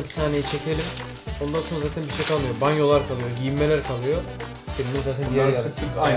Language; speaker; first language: Turkish; native; Turkish